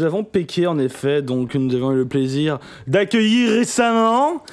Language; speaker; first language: French; native; French